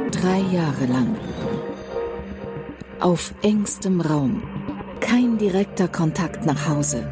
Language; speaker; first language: German; native; German